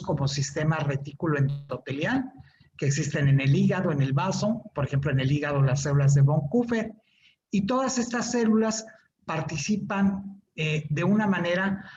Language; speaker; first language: Spanish; native; Spanish